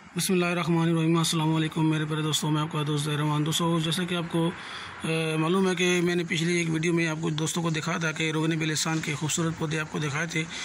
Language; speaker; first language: Hindi; non-native, local second language; Punjabi